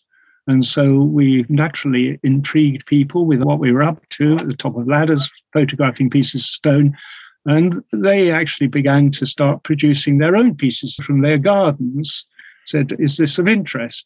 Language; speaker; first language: English; native; English